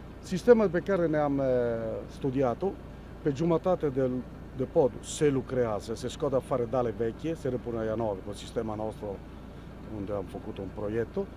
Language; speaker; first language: Romanian; non-native, learner; Italian